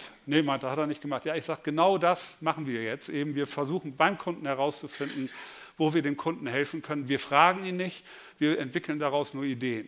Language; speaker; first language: German; native; German